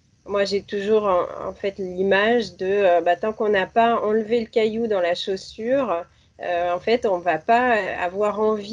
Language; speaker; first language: French; native; French